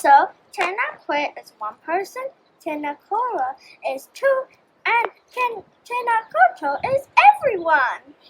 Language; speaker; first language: Māori; non-native, learner; English